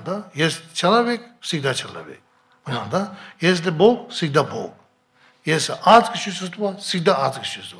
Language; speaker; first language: Russian; non-native, learner; Tibetan